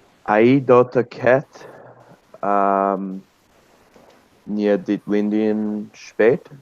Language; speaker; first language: Albanian; non-native, learner; English